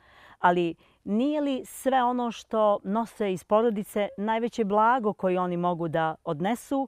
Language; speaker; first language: Serbian; native; Serbian